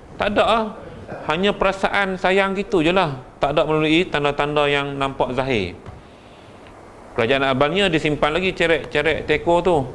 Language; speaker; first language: Malay; native; Malay